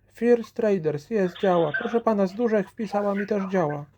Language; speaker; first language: Polish; native; Polish